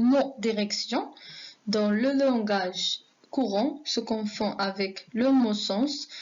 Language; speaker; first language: French; non-native, local second language; Arabic